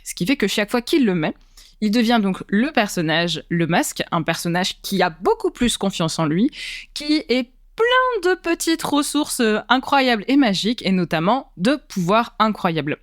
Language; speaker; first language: French; native; French